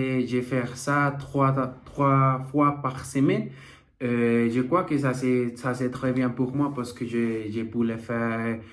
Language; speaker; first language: French; non-native, learner; Portuguese